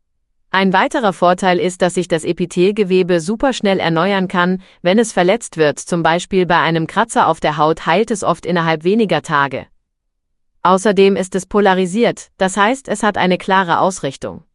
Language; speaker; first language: German; native; German